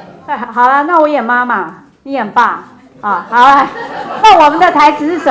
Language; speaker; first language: Chinese; native; Chinese